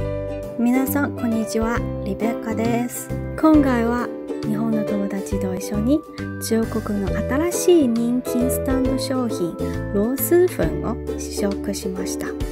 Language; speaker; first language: Japanese; non-native, learner; Chinese